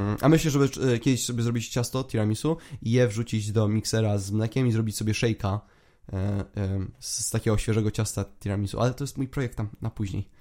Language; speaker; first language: Polish; native; Polish